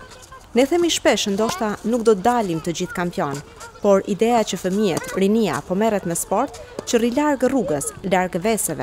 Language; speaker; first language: Albanian; native; Albanian